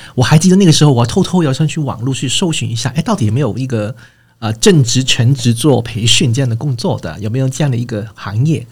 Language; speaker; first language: Chinese; non-native, fluent; Cantonese